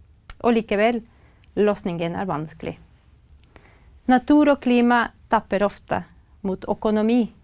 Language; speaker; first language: Norwegian; non-native, fluent; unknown